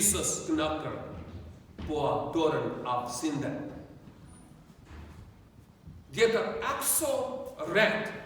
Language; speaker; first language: Swedish; non-native, learner; Urdu